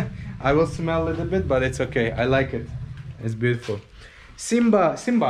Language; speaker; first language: English; non-native, fluent; Azerbaijani